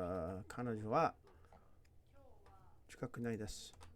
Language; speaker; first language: Japanese; non-native, learner; English